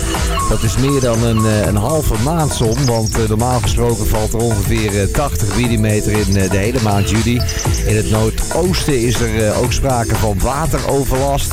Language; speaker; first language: Dutch; native; Dutch